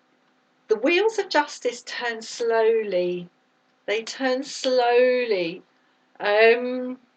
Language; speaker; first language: English; native; English